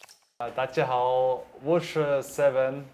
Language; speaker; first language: Chinese; non-native, learner; Italian